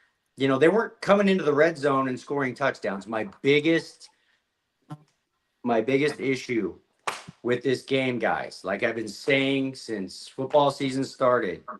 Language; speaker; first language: English; native; English